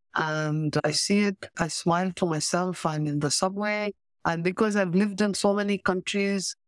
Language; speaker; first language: English; native; English